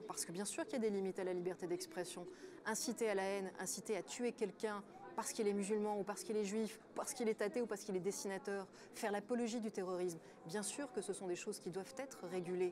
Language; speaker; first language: French; native; French